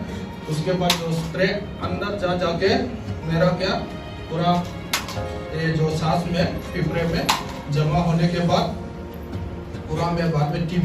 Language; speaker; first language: Hindi; non-native, local second language; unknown